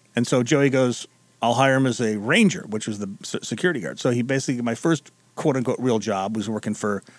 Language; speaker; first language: English; native; English